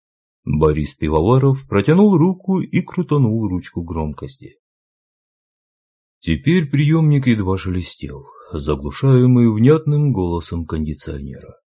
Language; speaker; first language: Russian; native; Russian